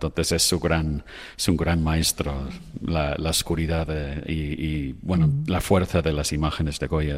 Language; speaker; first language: Spanish; non-native, fluent; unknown